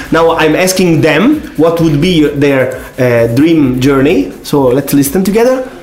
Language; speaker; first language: English; non-native, fluent; Italian